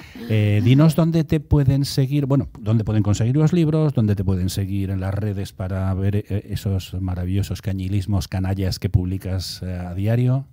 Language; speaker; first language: Spanish; native; Spanish